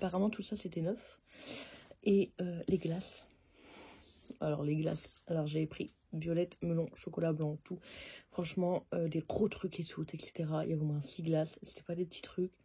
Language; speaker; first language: French; native; French